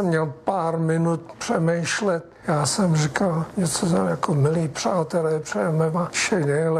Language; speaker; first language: Czech; early bilingual, heritage; Czech